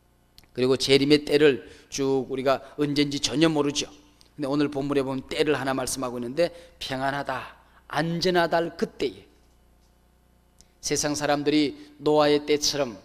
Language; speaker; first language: Korean; native; Korean